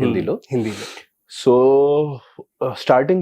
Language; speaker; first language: Telugu; non-native, local second language; Hindi